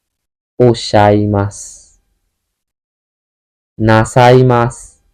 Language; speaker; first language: Japanese; non-native, fluent; Burmese